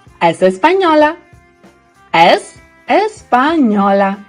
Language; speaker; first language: Spanish; non-native, fluent; Ukrainian